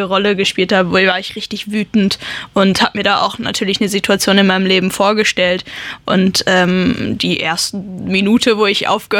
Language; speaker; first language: German; non-native, local second language; Luxembourgish